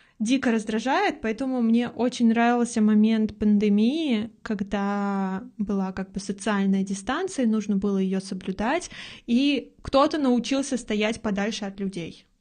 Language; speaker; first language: Russian; native; Russian